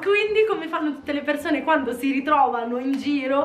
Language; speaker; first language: Italian; native; Italian